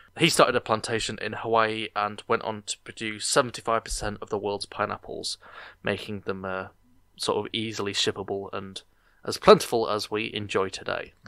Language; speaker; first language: English; native; English